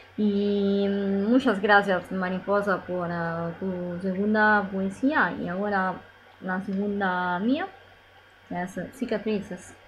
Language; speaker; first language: Spanish; non-native, learner; Italian